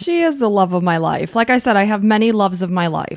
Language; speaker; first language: English; native; English